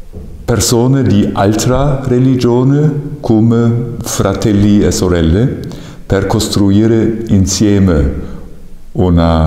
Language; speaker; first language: Italian; non-native, fluent; German